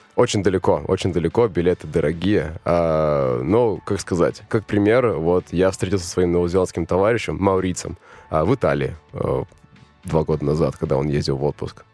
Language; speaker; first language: Russian; native; Russian